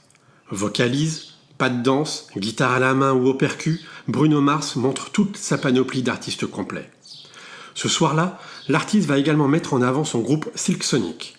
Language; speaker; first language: French; native; French